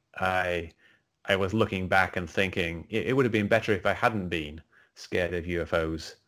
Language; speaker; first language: English; native; English